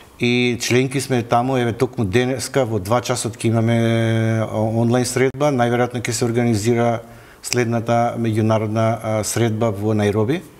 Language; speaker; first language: Macedonian; native; Macedonian